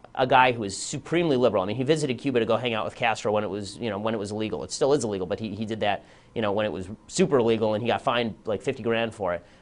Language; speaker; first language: English; native; English